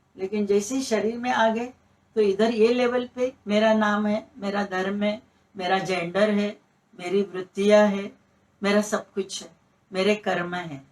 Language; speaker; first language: Hindi; non-native, local second language; Marathi